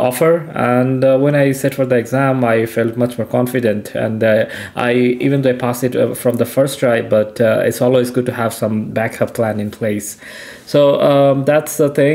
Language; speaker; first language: English; non-native, local second language; Bangla